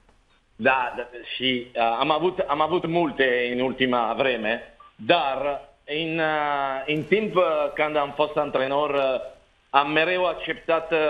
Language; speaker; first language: Romanian; non-native, learner; Italian